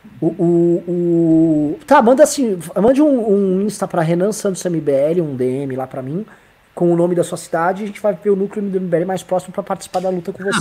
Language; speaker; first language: Portuguese; native; Portuguese